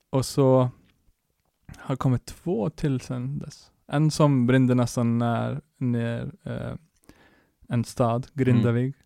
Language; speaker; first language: Swedish; non-native, fluent; Icelandic